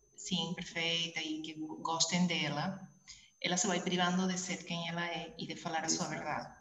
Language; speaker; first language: Portuguese; early bilingual, heritage; Spanish